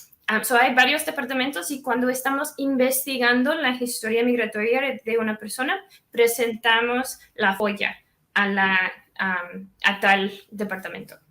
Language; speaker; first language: Spanish; non-native, fluent; English